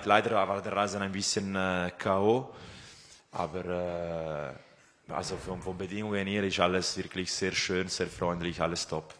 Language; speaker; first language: German; non-native, fluent; Italian